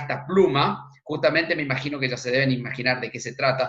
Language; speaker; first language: Spanish; native; Spanish